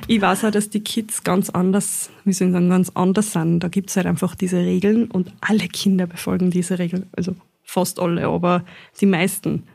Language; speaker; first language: German; native; German